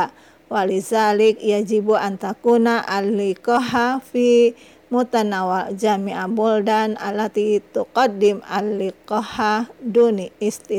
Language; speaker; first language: Arabic; non-native, fluent; Indonesian